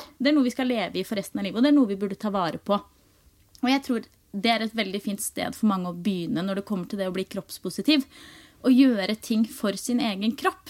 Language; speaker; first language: Norwegian; native; Norwegian